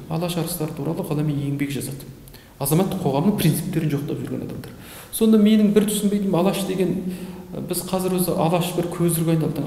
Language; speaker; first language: Kazakh; native; Kazakh